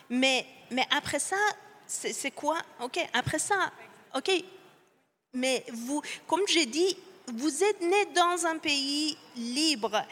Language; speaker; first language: French; non-native, fluent; Persian